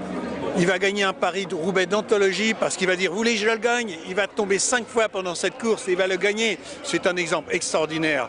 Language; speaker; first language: French; native; French